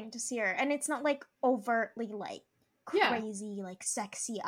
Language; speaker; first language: English; native; English